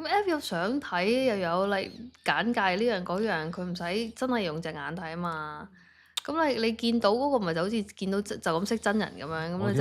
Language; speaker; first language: Cantonese; native; Cantonese